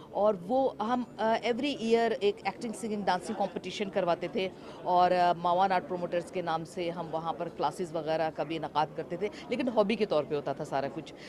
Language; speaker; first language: Urdu; native; Urdu